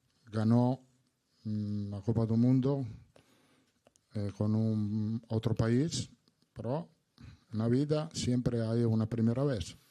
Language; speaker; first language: Spanish; non-native, learner; Italian